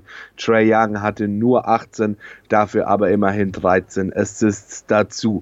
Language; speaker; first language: German; native; German